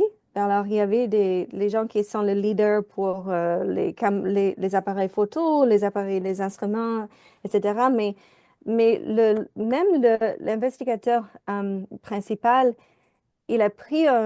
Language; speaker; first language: French; non-native, fluent; English